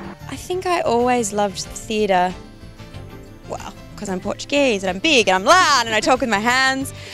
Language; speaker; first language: English; early bilingual, other home language; Portuguese